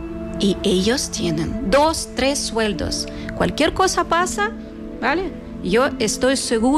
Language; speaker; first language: Spanish; non-native, fluent; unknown